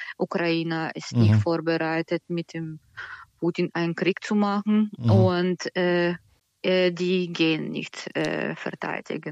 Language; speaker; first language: German; non-native, learner; Ukrainian